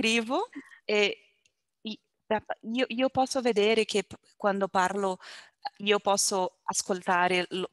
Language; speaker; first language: Italian; non-native, learner; Portuguese